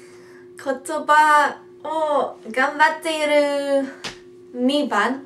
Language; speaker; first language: Japanese; non-native, learner; English